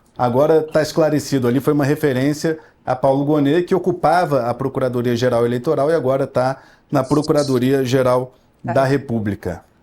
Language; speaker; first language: Portuguese; native; Portuguese